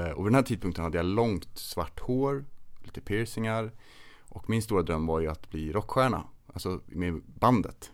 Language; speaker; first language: Swedish; native; Swedish